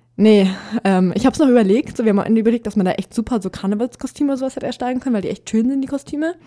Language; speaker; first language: German; native; German